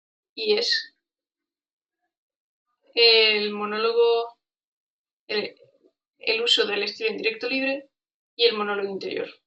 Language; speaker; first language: Spanish; native; Spanish